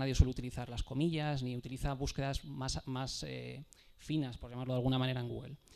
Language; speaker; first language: Spanish; native; Spanish